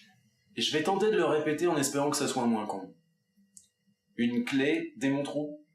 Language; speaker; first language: French; native; French